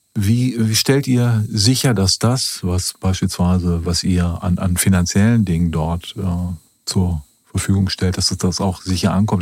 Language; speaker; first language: German; native; German